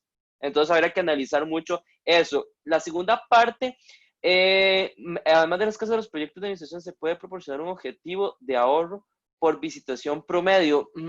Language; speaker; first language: Spanish; native; Spanish